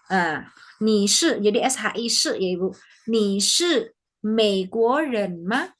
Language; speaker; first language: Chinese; non-native, fluent; Indonesian